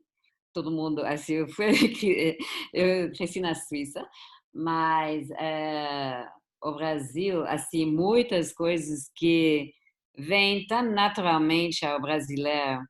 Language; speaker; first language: Portuguese; non-native, fluent; German